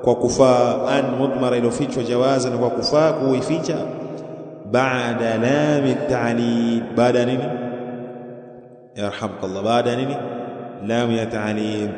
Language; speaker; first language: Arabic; non-native, fluent; Swahili